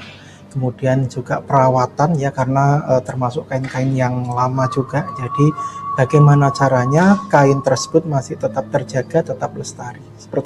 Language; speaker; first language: Indonesian; native; Indonesian